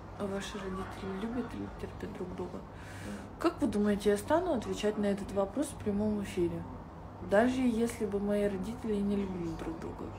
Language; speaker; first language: Russian; native; Russian